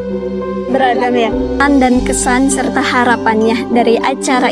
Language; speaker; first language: Indonesian; native; Indonesian